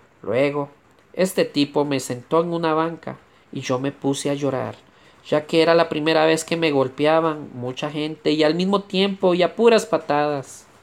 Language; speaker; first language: Spanish; native; Spanish